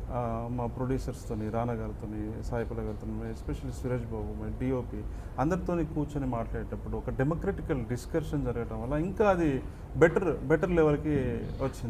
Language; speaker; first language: Telugu; native; Telugu